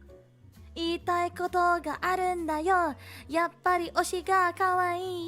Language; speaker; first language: Japanese; non-native, learner; Indonesian